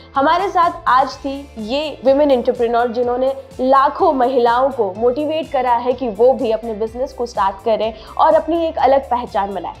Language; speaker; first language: Hindi; native; Hindi